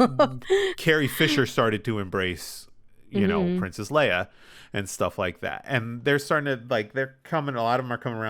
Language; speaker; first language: English; native; English